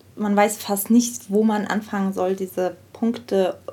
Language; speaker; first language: German; non-native, fluent; Ukrainian